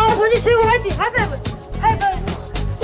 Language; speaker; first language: Korean; native; Korean